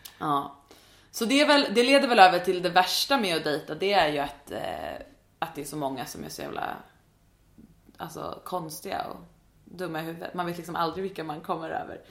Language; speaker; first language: Swedish; native; Swedish